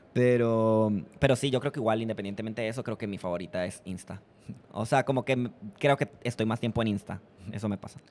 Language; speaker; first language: Spanish; native; Spanish